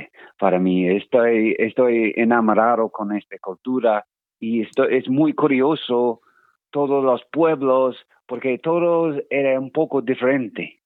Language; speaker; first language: Spanish; non-native, learner; English